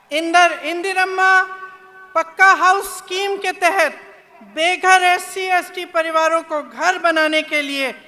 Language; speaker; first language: Hindi; native; Hindi